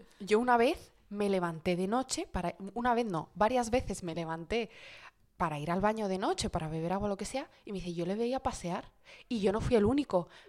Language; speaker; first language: Spanish; early bilingual, other home language; Arabic